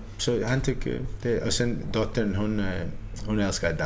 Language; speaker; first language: Swedish; early bilingual, heritage; Swedish